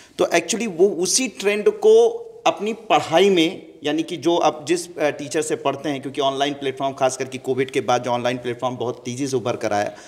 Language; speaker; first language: Hindi; native; Hindi